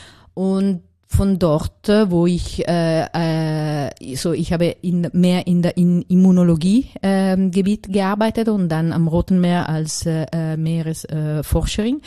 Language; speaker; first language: German; non-native, learner; Italian